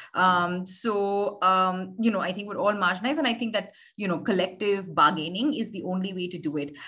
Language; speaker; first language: English; non-native, local second language; Hindi